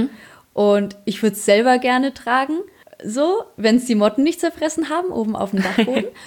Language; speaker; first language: German; early bilingual, other home language; Polish